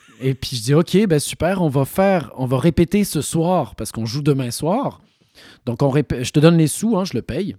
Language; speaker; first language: French; native; French